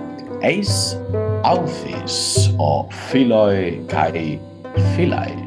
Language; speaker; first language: Greek; non-native, fluent; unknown